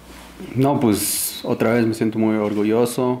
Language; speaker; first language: Spanish; early bilingual, heritage; Spanish